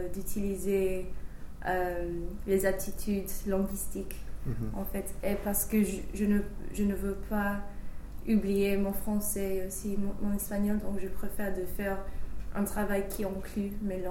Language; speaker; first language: French; non-native, fluent; English